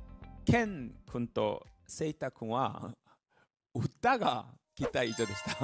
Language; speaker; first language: Japanese; non-native, learner; Korean